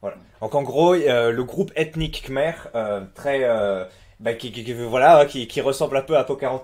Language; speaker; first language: French; native; French